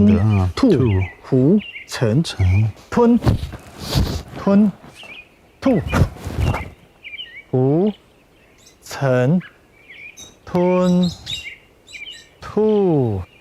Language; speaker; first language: Chinese; native; Chinese